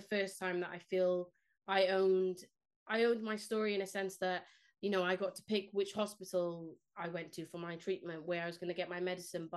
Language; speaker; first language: English; non-native, local second language; Spanish